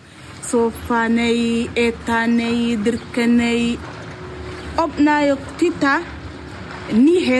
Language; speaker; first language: Swedish; non-native, learner; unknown